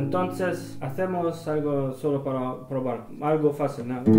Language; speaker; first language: Spanish; non-native, learner; Russian